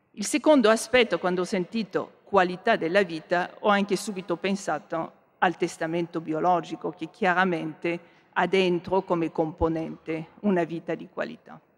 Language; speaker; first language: Italian; non-native, fluent; French